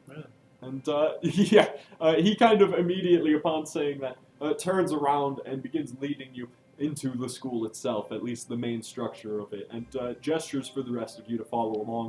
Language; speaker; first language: English; native; English